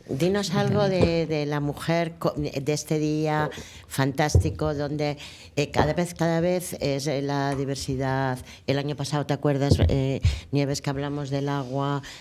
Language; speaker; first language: Spanish; native; Spanish